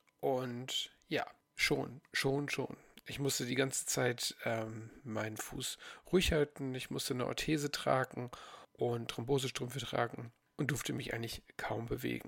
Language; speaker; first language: German; native; German